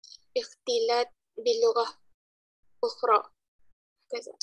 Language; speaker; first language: Arabic; non-native, learner; Malay